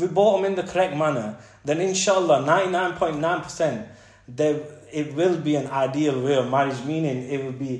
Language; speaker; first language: English; native; English